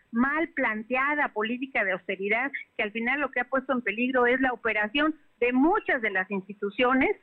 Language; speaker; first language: Spanish; native; Spanish